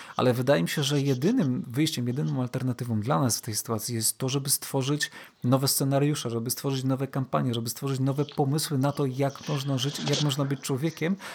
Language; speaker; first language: Polish; native; Polish